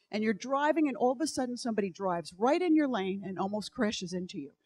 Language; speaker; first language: English; native; English